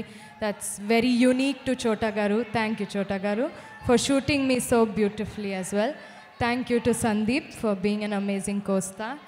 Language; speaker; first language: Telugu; non-native, fluent; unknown